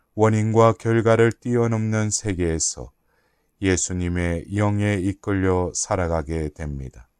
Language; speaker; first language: Korean; native; Korean